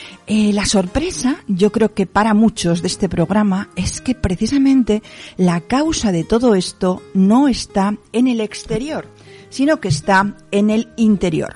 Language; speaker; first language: Spanish; native; Spanish